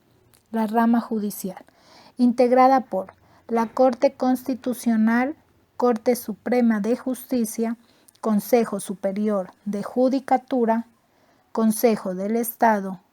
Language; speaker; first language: Spanish; native; Spanish